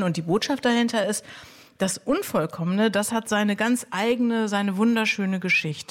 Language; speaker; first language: German; native; German